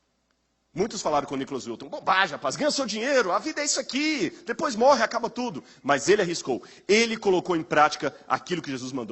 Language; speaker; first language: Portuguese; native; Portuguese